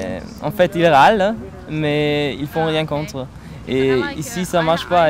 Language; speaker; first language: French; non-native, fluent; German